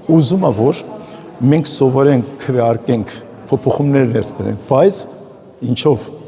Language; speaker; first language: Armenian; early bilingual, heritage; Armenian